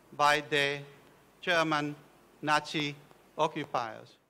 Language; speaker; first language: English; non-native, fluent; Hebrew